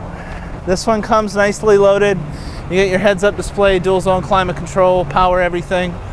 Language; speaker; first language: English; native; English